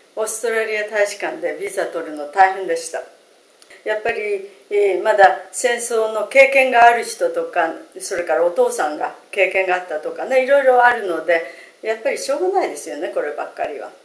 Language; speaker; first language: Japanese; native; Japanese